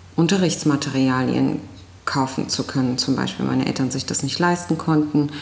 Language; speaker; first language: German; early bilingual, other home language; Arabic